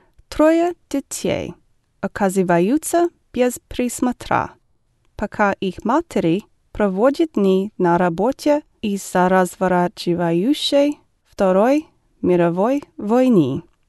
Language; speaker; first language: Russian; non-native, learner; English